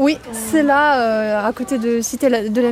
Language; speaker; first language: French; non-native, fluent; Russian